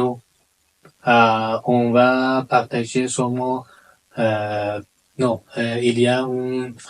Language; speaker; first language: French; non-native, learner; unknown